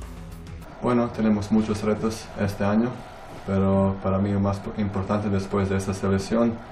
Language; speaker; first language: Spanish; non-native, fluent; Croatian